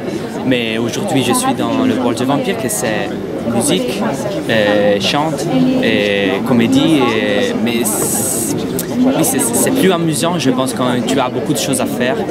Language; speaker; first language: French; non-native, fluent; Italian